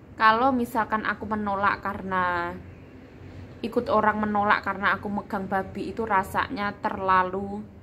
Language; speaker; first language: Indonesian; non-native, local second language; Javanese